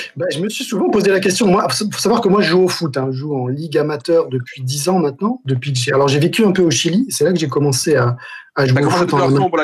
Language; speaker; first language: French; non-native, local second language; Arabic